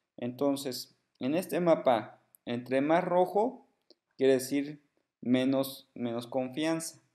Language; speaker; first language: Spanish; native; Spanish